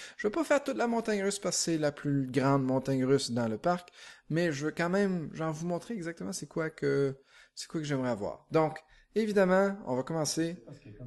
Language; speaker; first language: French; native; French